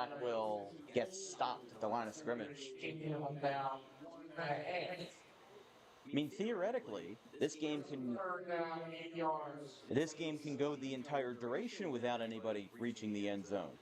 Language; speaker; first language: English; native; English